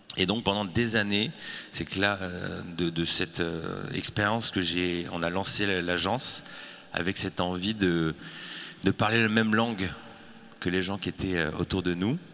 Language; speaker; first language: French; native; French